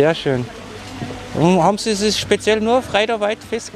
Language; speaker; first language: German; native; German